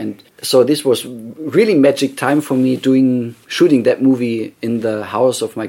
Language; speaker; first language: English; non-native, fluent; German